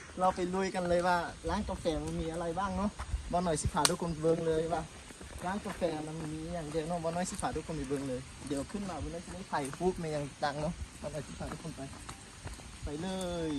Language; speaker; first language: Thai; non-native, local second language; Akha